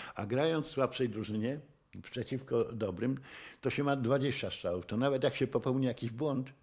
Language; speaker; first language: Polish; native; Polish